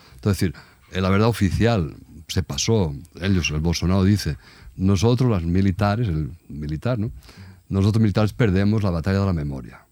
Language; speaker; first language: Spanish; native; Spanish